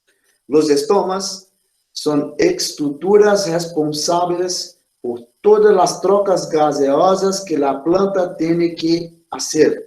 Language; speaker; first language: Spanish; non-native, fluent; Portuguese